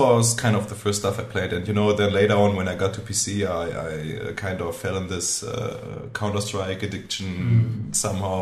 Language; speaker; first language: English; non-native, fluent; German